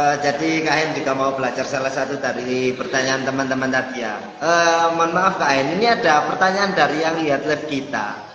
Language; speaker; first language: Indonesian; native; Indonesian